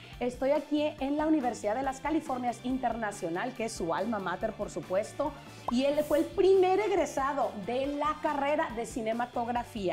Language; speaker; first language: Spanish; native; Spanish